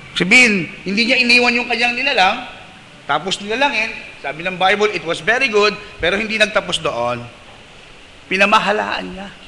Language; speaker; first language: Filipino; non-native, local second language; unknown